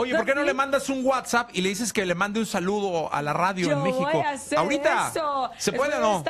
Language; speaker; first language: Spanish; native; Spanish